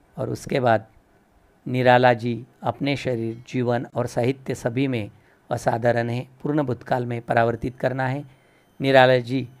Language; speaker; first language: Hindi; non-native, local second language; Marathi